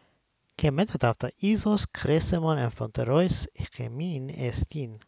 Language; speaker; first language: Greek; non-native, learner; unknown